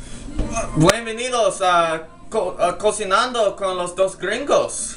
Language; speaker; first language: Spanish; non-native, learner; English